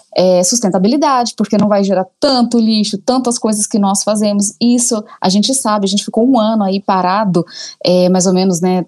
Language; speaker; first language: Portuguese; native; Portuguese